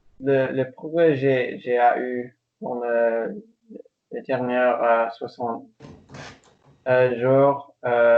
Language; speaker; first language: French; non-native, learner; English